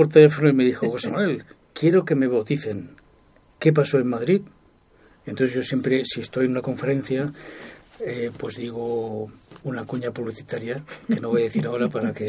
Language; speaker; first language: Spanish; native; Spanish